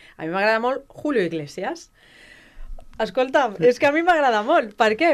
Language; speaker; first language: Catalan; non-native, local second language; Spanish